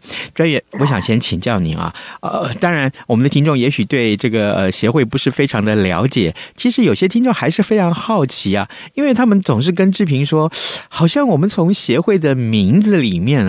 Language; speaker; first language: Chinese; native; Chinese